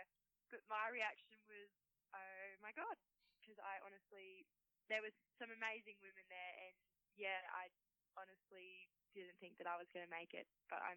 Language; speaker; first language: English; native; English